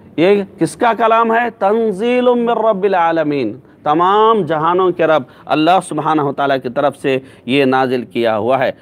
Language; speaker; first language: Urdu; native; Urdu